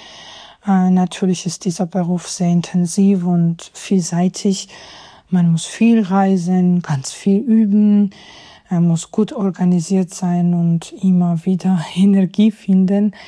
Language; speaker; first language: German; non-native, fluent; Georgian